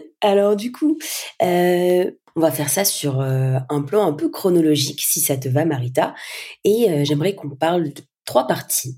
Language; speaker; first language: French; native; French